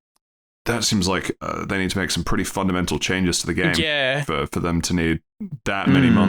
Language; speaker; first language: English; native; English